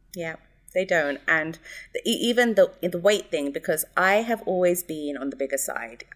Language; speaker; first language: English; early bilingual, other home language; Hindi